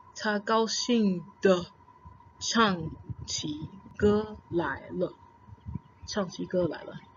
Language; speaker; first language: Chinese; non-native, fluent; English